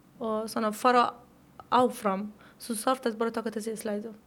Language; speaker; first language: Icelandic; non-native, learner; Persian